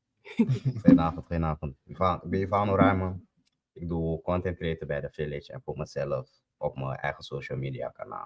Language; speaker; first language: Dutch; native; Dutch